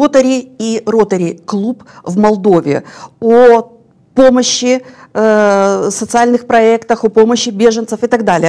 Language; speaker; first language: Russian; native; Russian